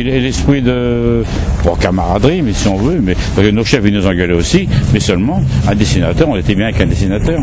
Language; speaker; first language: French; native; French